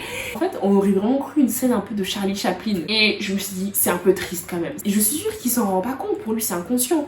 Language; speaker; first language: French; native; French